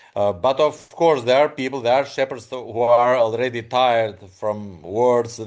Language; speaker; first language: English; non-native, fluent; Albanian